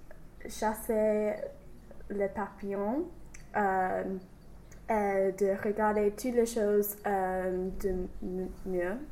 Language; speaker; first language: French; non-native, learner; English